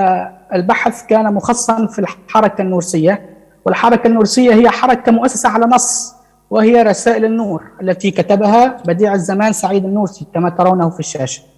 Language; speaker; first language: Arabic; native; Arabic